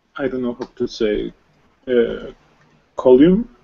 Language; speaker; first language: English; non-native, learner; Spanish